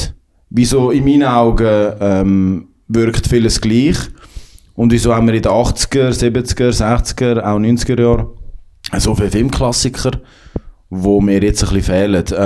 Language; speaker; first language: German; native; German